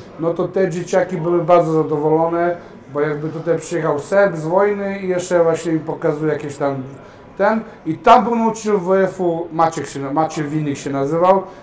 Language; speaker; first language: Polish; early bilingual, heritage; Serbian